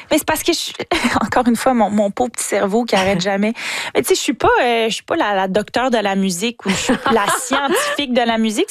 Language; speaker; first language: French; native; French